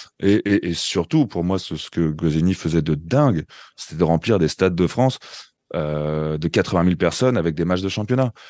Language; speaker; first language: French; native; French